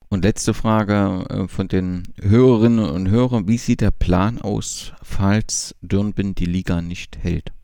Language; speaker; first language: German; native; German